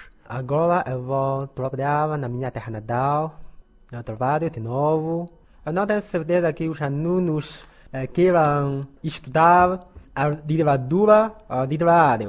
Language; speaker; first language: Portuguese; non-native, learner; Chinese